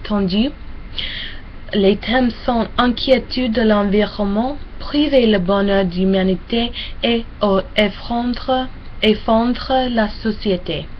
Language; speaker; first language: French; non-native, learner; English